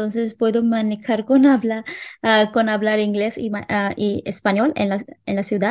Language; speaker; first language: Spanish; non-native, local second language; Hindi